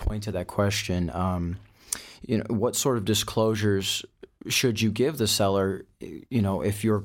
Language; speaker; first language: English; native; English